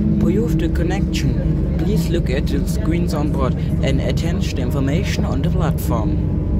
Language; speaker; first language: English; non-native, learner; German